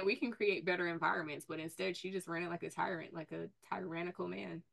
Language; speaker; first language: English; native; English